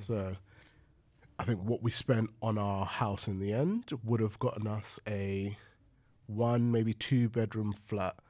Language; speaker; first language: English; native; English